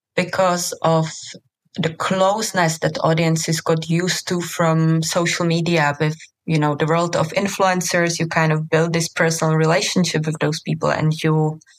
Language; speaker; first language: English; non-native, fluent; Czech